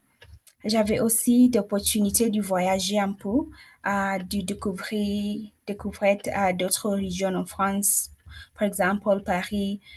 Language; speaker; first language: French; non-native, learner; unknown